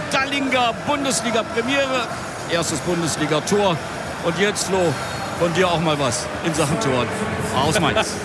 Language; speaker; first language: German; native; German